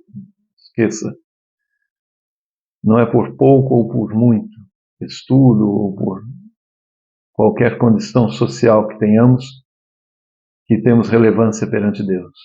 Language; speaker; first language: Portuguese; native; Portuguese